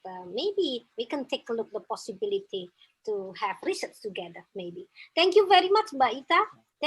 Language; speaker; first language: English; non-native, fluent; Indonesian